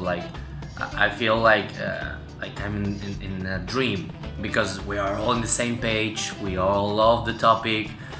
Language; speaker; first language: English; non-native, fluent; Spanish